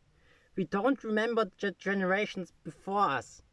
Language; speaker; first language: English; non-native, fluent; German